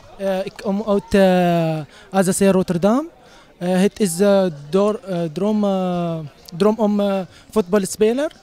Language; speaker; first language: Dutch; non-native, learner; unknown